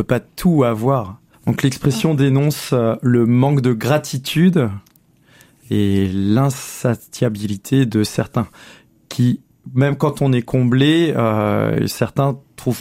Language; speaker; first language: French; native; French